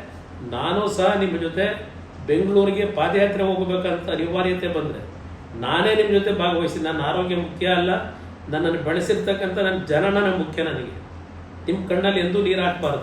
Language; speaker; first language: Kannada; native; Kannada